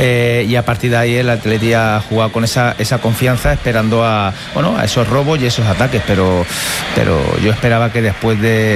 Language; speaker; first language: Spanish; native; Spanish